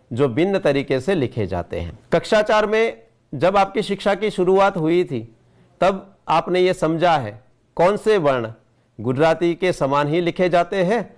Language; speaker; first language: Hindi; non-native, local second language; Gujarati